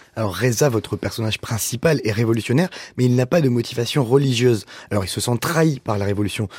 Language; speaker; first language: French; native; French